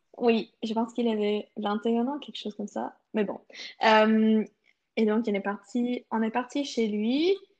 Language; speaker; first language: French; non-native, local second language; English